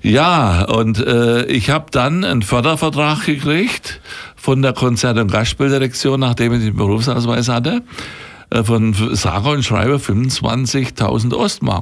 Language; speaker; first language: German; native; German